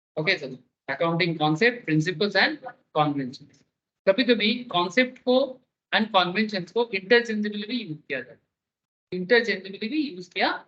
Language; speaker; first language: Hindi; non-native, local second language; Bangla